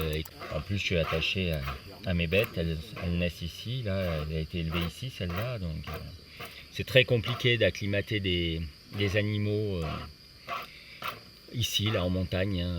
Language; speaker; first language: French; native; French